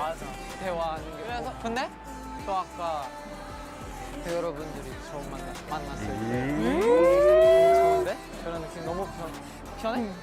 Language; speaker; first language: Korean; non-native, learner; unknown